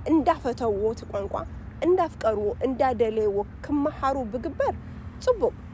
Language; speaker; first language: Tigrinya; early bilingual, heritage; Tigrinya